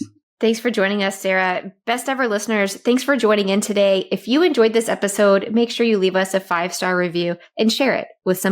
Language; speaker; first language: English; native; English